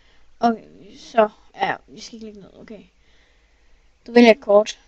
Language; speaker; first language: Danish; native; Danish